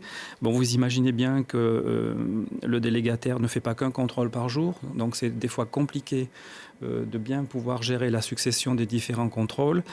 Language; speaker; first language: French; native; French